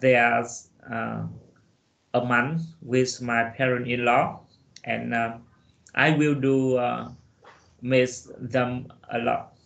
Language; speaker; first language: English; non-native, learner; Vietnamese